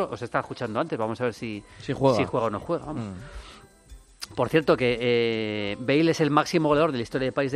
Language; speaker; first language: Spanish; native; Spanish